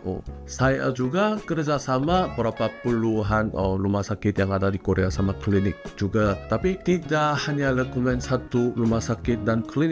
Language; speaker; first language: Indonesian; non-native, fluent; Korean